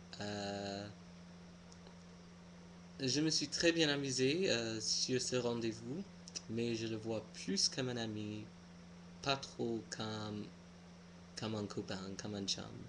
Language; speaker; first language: French; non-native, fluent; English